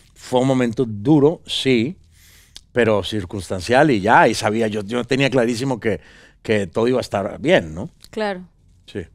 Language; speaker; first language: Spanish; native; Spanish